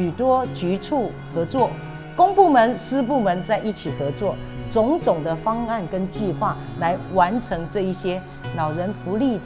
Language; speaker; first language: Chinese; non-native, local second language; Min Nan Chinese